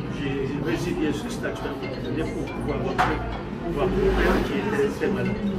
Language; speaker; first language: French; non-native, local second language; Haitian Creole